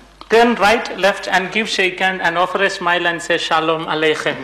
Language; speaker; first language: English; non-native, local second language; Malayalam